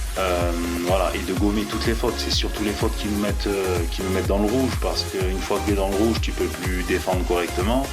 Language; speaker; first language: French; native; French